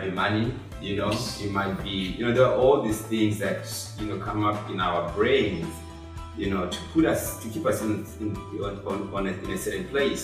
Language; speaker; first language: English; non-native, local second language; Shona